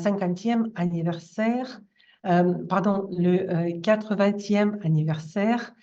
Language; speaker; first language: French; non-native, fluent; Russian